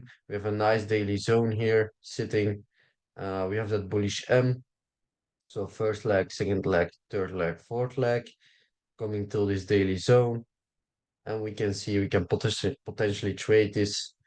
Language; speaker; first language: English; non-native, fluent; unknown